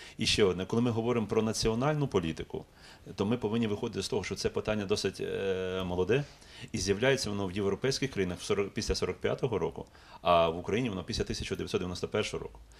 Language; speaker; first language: Ukrainian; native; Ukrainian